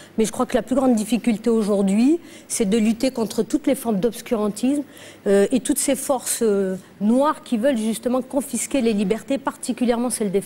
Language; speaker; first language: French; native; French